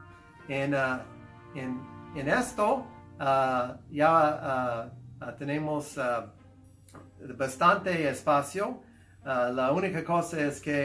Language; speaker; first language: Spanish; non-native, fluent; English